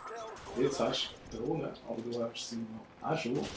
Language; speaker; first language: German; native; German